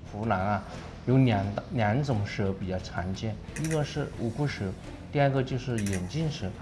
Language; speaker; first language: Chinese; native; Chinese